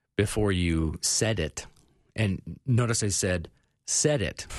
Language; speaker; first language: English; native; English